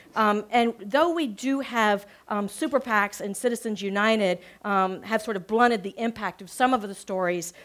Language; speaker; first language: English; native; English